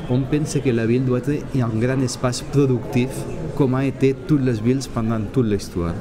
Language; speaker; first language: French; non-native, learner; Catalan